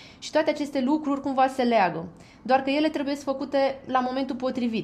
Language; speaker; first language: Romanian; native; Romanian